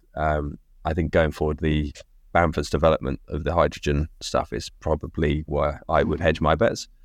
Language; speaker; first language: English; native; English